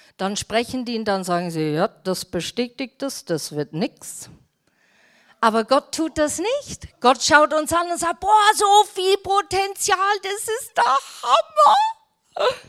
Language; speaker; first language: German; non-native, fluent; English